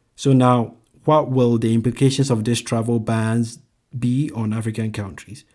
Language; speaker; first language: English; non-native, local second language; Akan